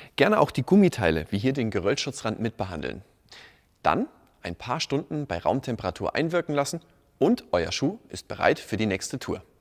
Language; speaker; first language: German; native; German